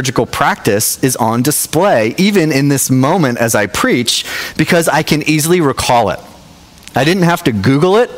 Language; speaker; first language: English; native; English